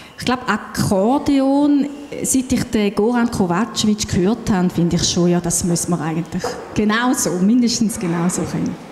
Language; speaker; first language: German; native; German